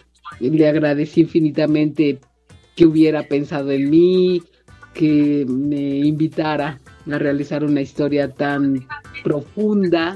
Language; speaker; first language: Spanish; native; Spanish